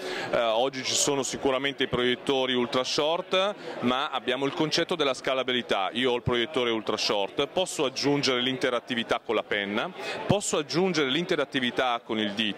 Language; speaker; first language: Italian; native; Italian